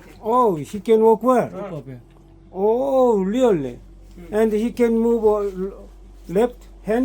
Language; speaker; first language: English; non-native, learner; Korean